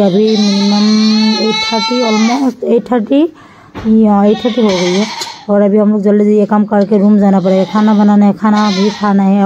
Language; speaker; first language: Hindi; non-native, local second language; Assamese